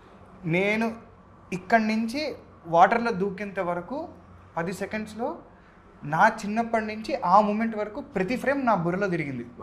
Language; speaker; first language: Telugu; native; Telugu